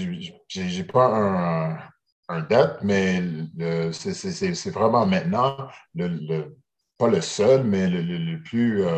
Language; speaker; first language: French; early bilingual, heritage; English